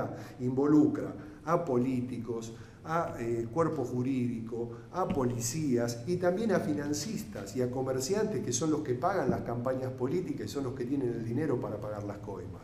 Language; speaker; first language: Spanish; native; Spanish